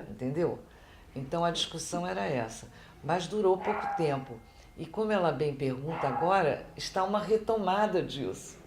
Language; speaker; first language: Portuguese; native; Portuguese